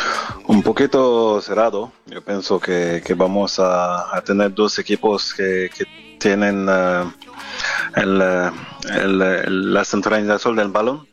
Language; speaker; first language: Spanish; non-native, fluent; French